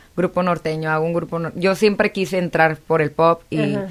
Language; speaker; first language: Spanish; native; Spanish